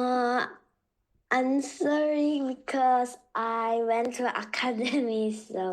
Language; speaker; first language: English; non-native, learner; Korean